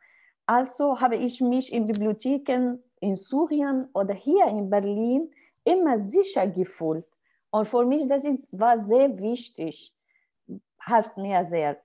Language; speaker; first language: German; non-native, learner; Arabic